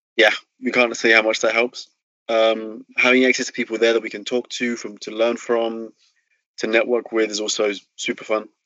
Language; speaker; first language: English; native; English